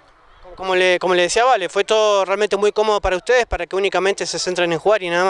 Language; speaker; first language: Spanish; native; Spanish